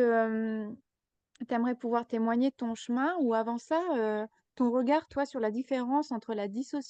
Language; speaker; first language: French; native; French